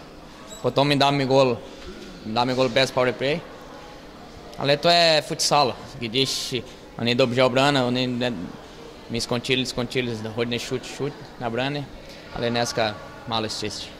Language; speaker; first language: Czech; non-native, learner; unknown